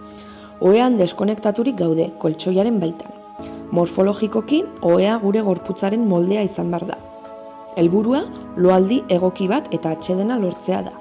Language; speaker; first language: Basque; native; Basque